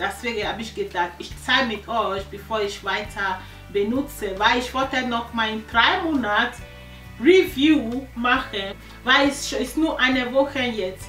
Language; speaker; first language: German; non-native, learner; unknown